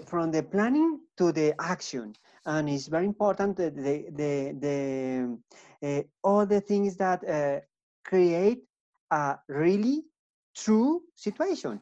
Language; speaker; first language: English; non-native, learner; Spanish